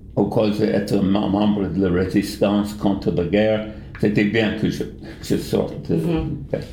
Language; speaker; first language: French; non-native, fluent; English